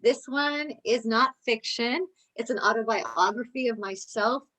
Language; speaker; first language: English; early bilingual, other home language; Spanish